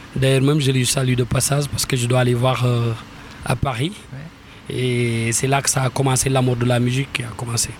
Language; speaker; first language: French; non-native, local second language; Wolof